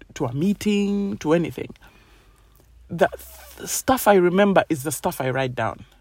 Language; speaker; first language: English; non-native, local second language; Ganda